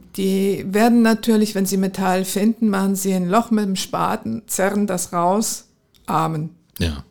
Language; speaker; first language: German; native; German